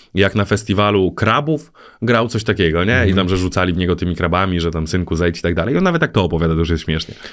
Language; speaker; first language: Polish; native; Polish